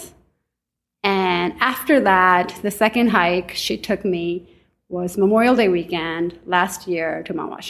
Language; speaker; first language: English; non-native, local second language; Urdu